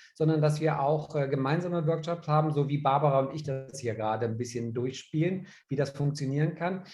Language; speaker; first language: German; native; German